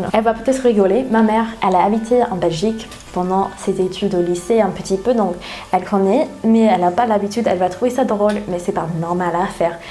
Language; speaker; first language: French; non-native, fluent; English